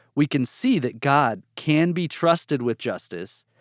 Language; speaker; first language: English; native; English